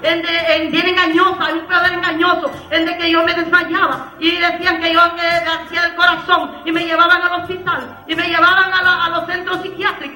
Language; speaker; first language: Spanish; native; Spanish